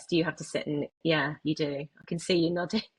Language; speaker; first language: English; native; English